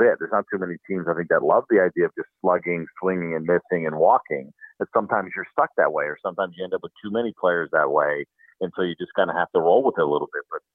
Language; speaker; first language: English; native; English